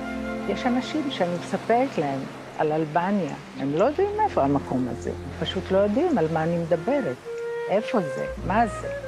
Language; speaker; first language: Hebrew; early bilingual, other home language; Croatian